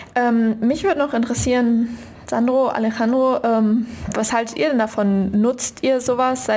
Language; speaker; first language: German; native; German